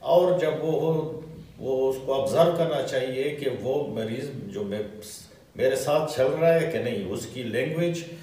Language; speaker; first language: Urdu; non-native, local second language; Pashto